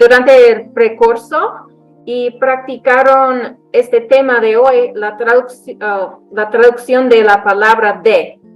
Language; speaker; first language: Spanish; non-native, fluent; English